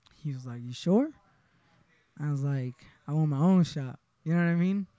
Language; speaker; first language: English; early bilingual, other home language; Spanish